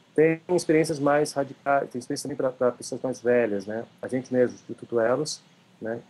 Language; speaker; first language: Portuguese; native; Portuguese